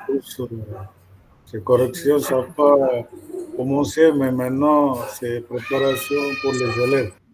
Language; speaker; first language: French; non-native, fluent; Malayalam